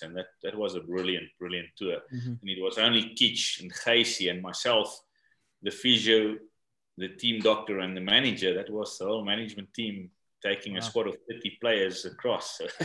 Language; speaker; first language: English; non-native, local second language; Afrikaans